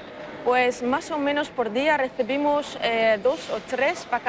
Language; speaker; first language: Spanish; non-native, fluent; Dutch